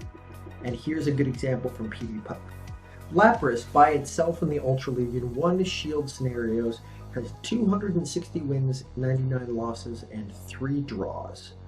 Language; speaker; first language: English; native; English